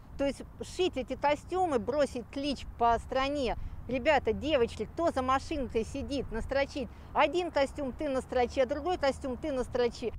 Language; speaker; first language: Russian; native; Russian